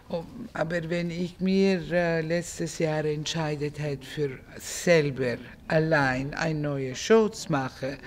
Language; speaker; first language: German; non-native, fluent; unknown